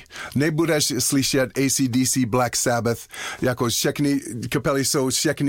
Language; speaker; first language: Czech; non-native, learner; English